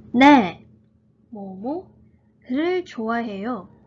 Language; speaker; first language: Korean; early bilingual, heritage; Korean